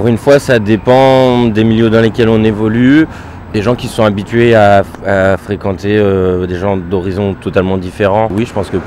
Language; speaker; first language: French; native; French